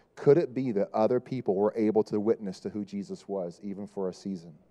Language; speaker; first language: English; native; English